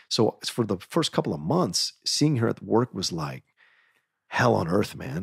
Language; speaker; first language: English; native; English